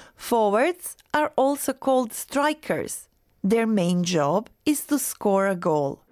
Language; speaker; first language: English; non-native, fluent; Croatian